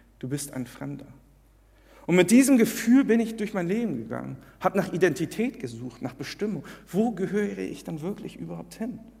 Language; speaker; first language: German; early bilingual, other home language; Korean